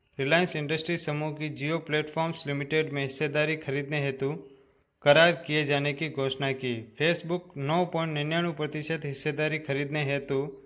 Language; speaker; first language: Hindi; native; Hindi